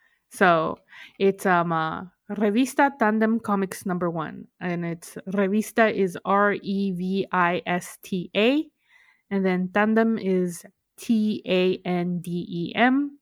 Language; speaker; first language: English; native; English